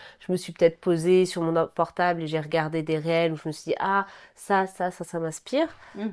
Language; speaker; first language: French; native; French